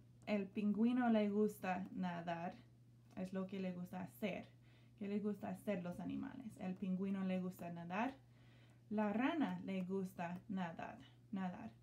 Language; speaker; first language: Spanish; non-native, learner; English